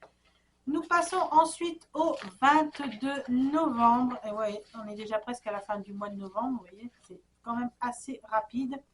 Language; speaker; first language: French; native; French